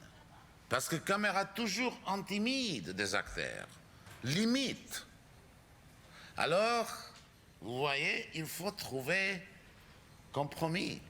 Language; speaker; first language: French; non-native, fluent; Czech